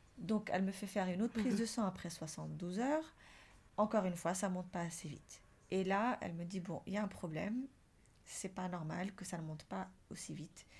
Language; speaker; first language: French; non-native, local second language; Arabic